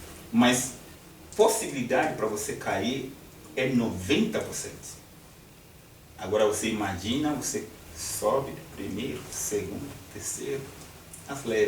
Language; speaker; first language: Portuguese; non-native, fluent; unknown